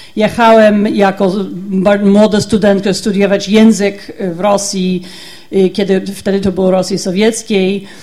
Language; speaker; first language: Polish; non-native, learner; English